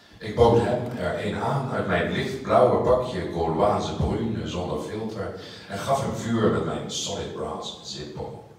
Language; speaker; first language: Dutch; native; Dutch